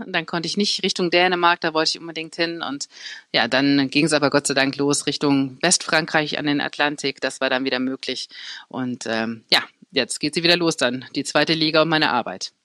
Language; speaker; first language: German; native; German